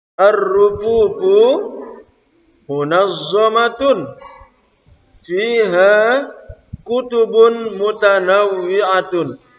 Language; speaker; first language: Arabic; non-native, fluent; Indonesian